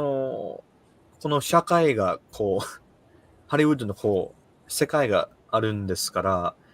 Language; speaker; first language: Japanese; early bilingual, heritage; Japanese